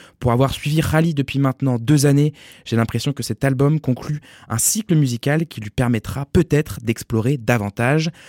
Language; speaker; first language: French; native; French